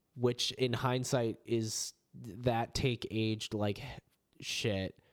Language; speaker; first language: English; native; English